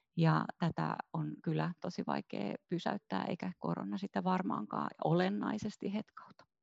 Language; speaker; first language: Finnish; native; Finnish